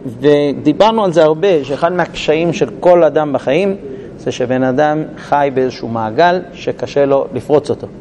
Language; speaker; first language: Hebrew; non-native, fluent; English